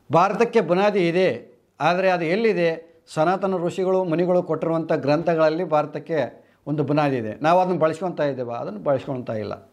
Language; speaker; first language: Kannada; non-native, local second language; Telugu